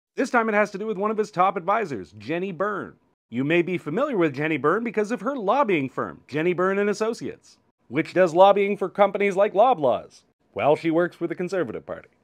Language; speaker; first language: English; native; English